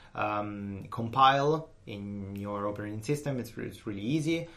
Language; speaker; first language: English; non-native, fluent; Italian